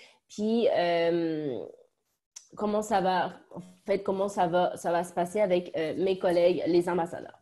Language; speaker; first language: French; native; French